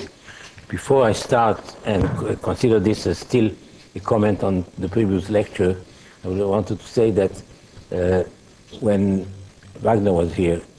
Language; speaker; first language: English; non-native, fluent; Hebrew